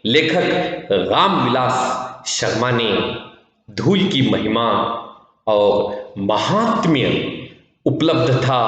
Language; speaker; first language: Hindi; non-native, local second language; Kannada